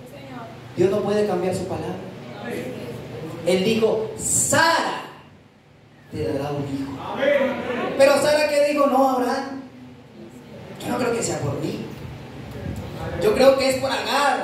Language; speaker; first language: Spanish; native; Spanish